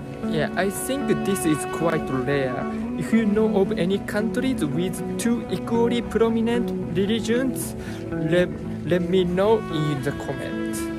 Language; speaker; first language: English; non-native, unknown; Japanese